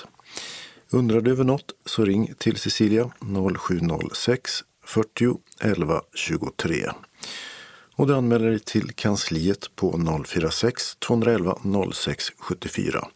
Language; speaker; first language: Swedish; native; Swedish